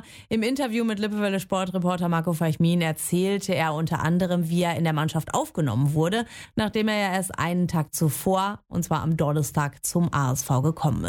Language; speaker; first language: German; native; German